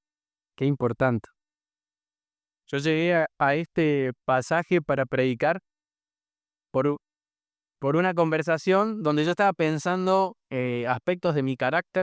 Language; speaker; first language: Spanish; native; Spanish